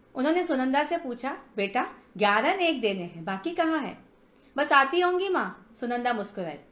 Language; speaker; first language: Hindi; native; Hindi